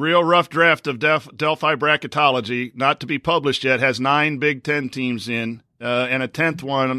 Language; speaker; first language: English; native; English